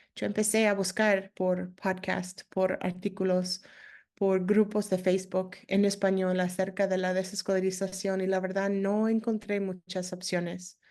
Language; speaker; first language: Spanish; non-native, fluent; English